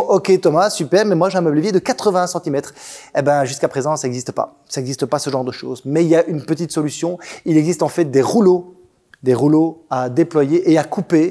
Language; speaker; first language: French; native; French